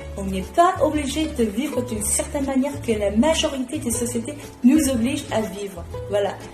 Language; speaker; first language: French; non-native, fluent; Chinese